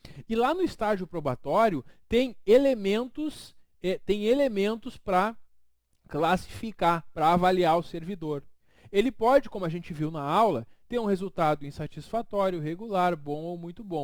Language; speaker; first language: Portuguese; native; Portuguese